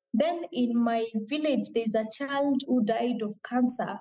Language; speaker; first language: English; non-native, local second language; Meru